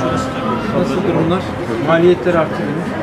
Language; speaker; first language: Turkish; native; Turkish